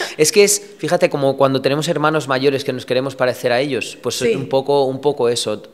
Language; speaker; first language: Spanish; early bilingual, other home language; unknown